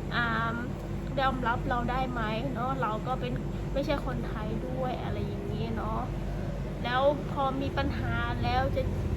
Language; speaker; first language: Thai; non-native, fluent; Burmese